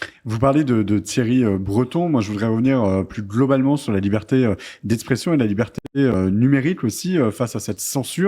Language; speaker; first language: French; native; French